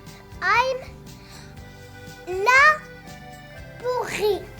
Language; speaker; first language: French; non-native, learner; Arabic